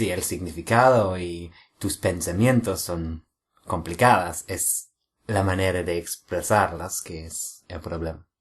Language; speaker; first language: Spanish; non-native, fluent; English